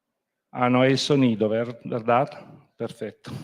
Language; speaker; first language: Spanish; non-native, fluent; Italian